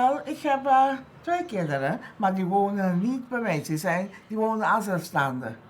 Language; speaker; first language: Dutch; non-native, local second language; Papiamento